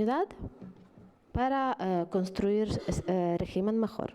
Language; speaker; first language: Spanish; non-native, fluent; Ukrainian